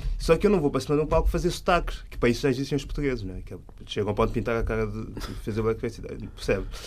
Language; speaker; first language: Portuguese; native; Portuguese